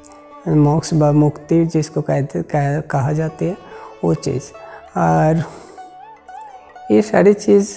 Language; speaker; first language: Hindi; non-native, local second language; Bangla